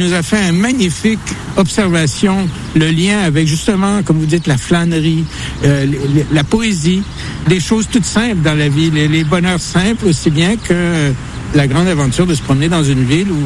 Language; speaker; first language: French; native; French